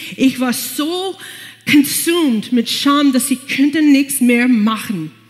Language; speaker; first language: German; non-native, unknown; English